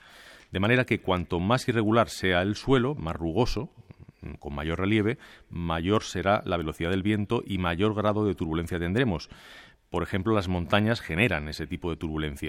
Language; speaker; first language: Spanish; native; Spanish